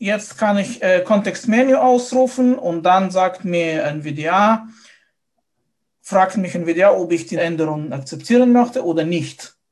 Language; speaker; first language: German; non-native, fluent; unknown